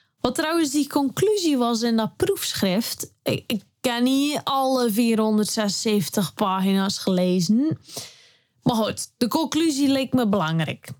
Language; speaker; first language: Dutch; native; Dutch